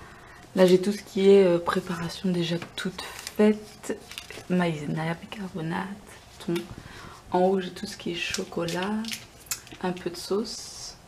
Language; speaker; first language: French; native; French